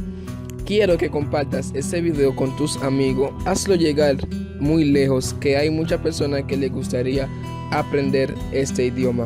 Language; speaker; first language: Spanish; non-native, fluent; Haitian Creole